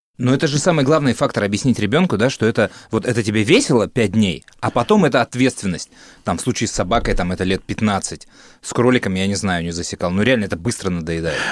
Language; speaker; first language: Russian; native; Russian